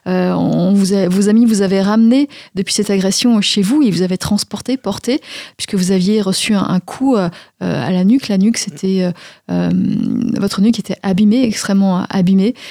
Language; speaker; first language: French; native; French